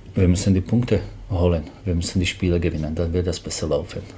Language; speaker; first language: German; non-native, fluent; Slovak